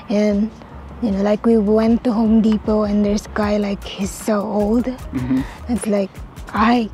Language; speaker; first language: English; non-native, local second language; Cebuano